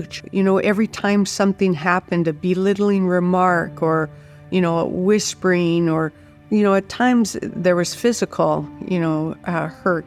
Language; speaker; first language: English; native; English